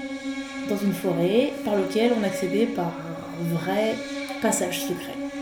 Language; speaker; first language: French; native; French